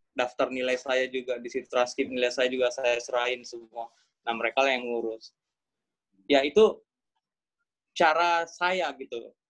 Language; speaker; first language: Indonesian; native; Indonesian